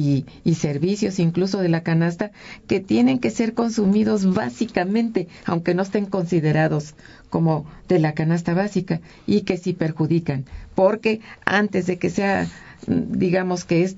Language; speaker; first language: Spanish; native; Spanish